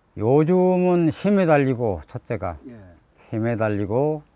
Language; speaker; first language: Korean; native; Korean